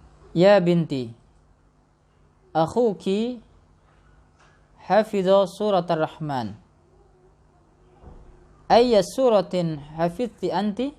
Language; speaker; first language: Arabic; non-native, fluent; Indonesian